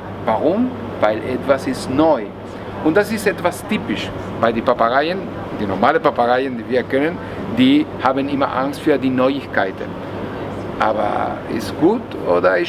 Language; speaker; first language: German; non-native, learner; Spanish